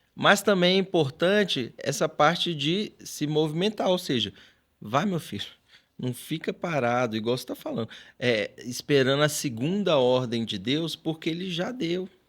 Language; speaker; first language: Portuguese; native; Portuguese